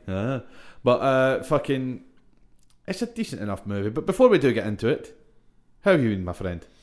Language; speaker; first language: English; native; English